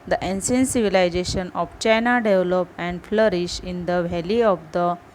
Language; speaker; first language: English; non-native, local second language; Marathi